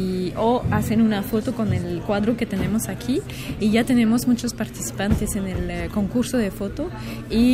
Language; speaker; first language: Spanish; non-native, fluent; French